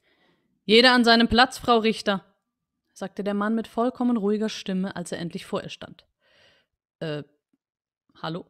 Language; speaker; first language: German; native; German